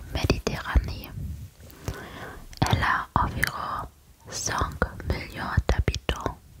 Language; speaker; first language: French; non-native, learner; German